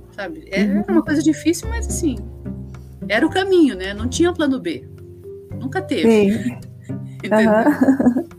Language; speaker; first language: Portuguese; early bilingual, other home language; Spanish